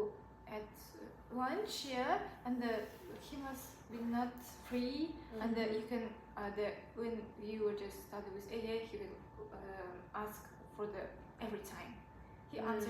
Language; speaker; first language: English; non-native, learner; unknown